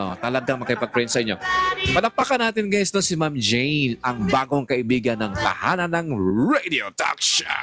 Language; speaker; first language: Filipino; non-native, local second language; Cebuano